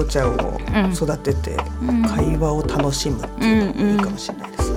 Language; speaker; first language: Japanese; native; Japanese